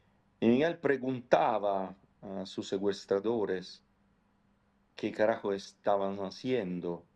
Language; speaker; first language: Spanish; non-native, fluent; Italian